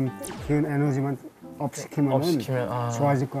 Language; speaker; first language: Korean; native; Korean